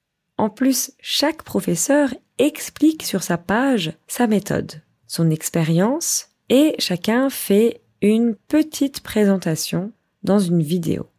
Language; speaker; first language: French; native; French